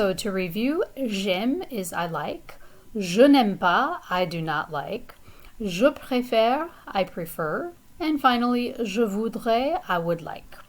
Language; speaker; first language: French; non-native, fluent; English